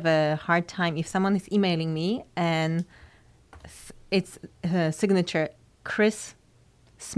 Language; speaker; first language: English; non-native, fluent; Polish